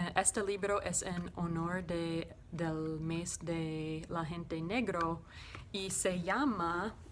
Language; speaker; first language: Spanish; non-native, learner; English